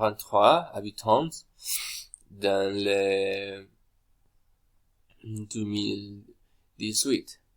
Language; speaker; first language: French; non-native, learner; Spanish